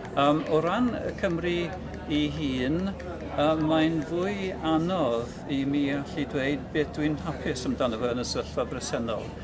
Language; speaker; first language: Welsh; native; Welsh